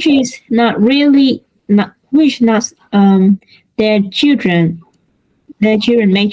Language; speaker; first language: English; non-native, learner; Vietnamese